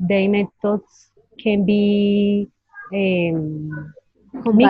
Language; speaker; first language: English; non-native, learner; Spanish